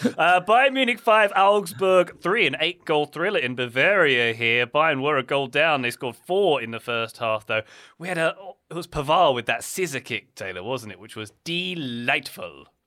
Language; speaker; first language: English; native; English